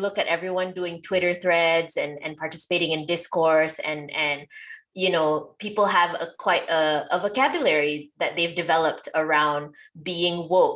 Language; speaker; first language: English; non-native, local second language; Malay